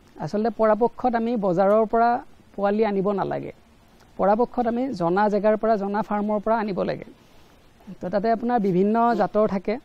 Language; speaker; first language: Assamese; native; Assamese